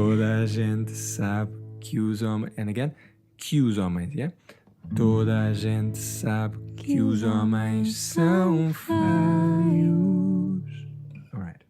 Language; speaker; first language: Portuguese; non-native, fluent; English